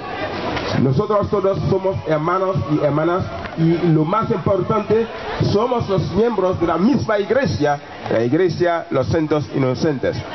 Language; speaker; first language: Spanish; non-native, learner; Haitian Creole